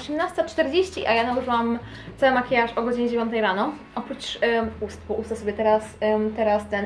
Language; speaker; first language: Polish; native; Polish